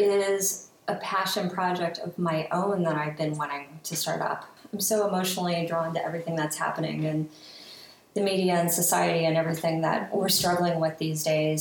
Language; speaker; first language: English; native; English